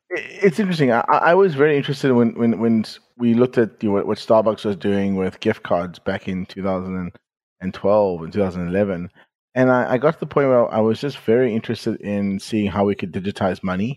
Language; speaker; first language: English; native; English